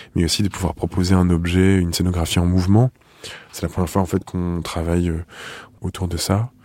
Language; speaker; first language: French; native; French